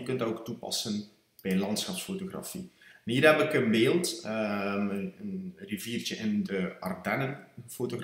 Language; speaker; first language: Dutch; native; Dutch